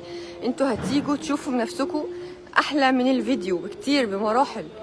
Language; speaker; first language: Arabic; native; Arabic